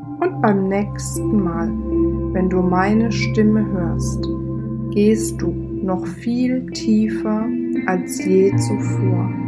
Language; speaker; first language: German; native; German